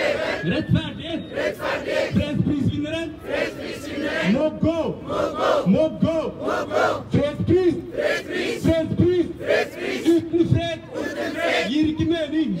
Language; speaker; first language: Norwegian; non-native, learner; Oromo